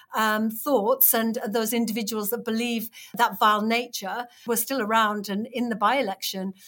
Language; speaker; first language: English; native; English